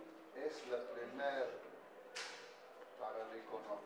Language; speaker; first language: Spanish; non-native, fluent; English